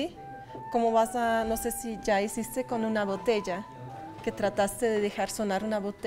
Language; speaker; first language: Spanish; non-native, fluent; Dutch